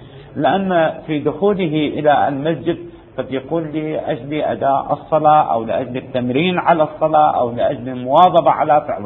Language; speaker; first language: Arabic; native; Arabic